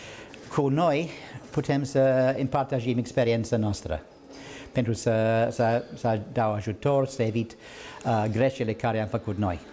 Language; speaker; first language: Romanian; non-native, learner; English